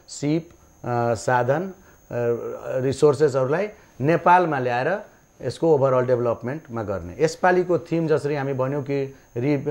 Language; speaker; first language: Nepali; non-native, local second language; Maithili